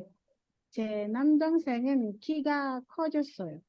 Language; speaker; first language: Korean; non-native, learner; Indonesian